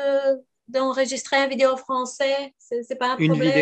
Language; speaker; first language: French; non-native, fluent; Bulgarian